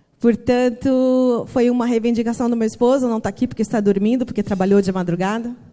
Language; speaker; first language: Portuguese; native; Portuguese